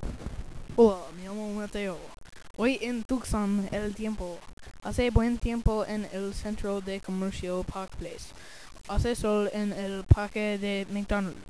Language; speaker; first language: Spanish; non-native, learner; English